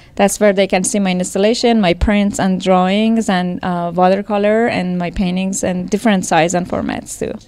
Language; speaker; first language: English; non-native, fluent; Persian